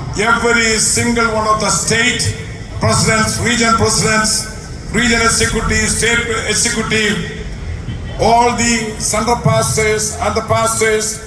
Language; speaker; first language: English; non-native, local second language; Malayalam